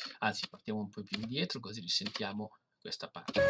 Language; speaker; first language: Italian; native; Italian